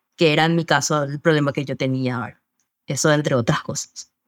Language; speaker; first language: Spanish; native; Spanish